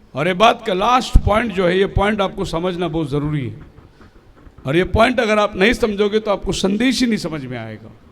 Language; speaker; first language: Hindi; non-native, local second language; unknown